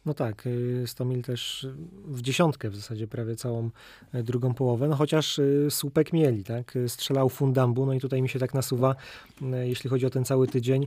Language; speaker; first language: Polish; native; Polish